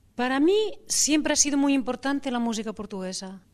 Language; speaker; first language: Spanish; non-native, local second language; Catalan